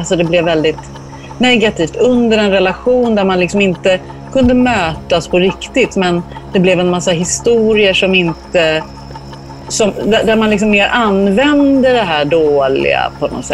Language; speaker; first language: Swedish; native; Swedish